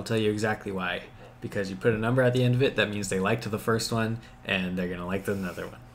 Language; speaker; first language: English; native; English